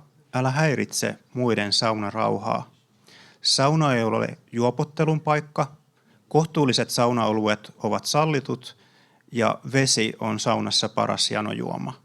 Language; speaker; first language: Finnish; native; Finnish